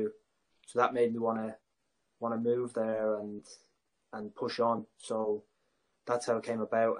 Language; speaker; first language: English; native; English